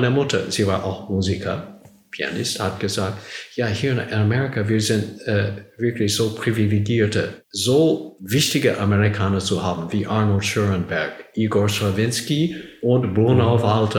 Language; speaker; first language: German; non-native, learner; English